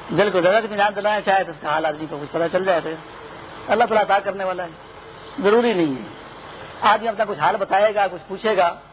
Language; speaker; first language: Urdu; non-native, local second language; Pashto